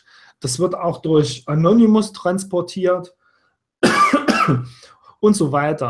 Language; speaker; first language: German; native; German